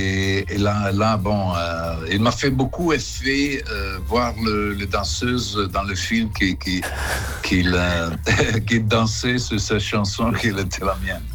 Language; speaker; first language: French; non-native, fluent; Italian